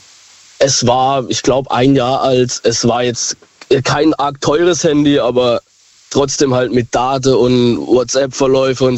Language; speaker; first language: German; native; German